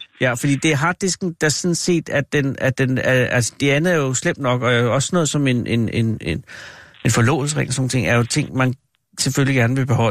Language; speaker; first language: Danish; native; Danish